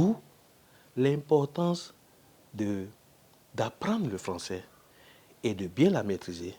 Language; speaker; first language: French; non-native, local second language; Fon